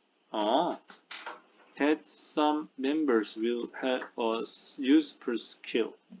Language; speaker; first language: English; non-native, fluent; Korean